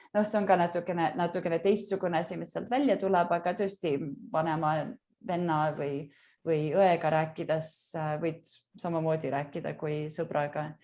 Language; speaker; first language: Estonian; early bilingual, heritage; Estonian